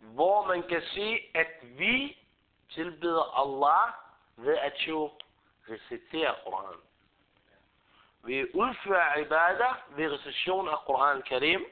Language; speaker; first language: Danish; early bilingual, other home language; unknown